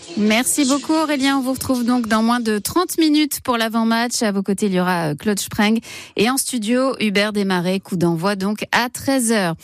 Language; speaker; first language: French; native; French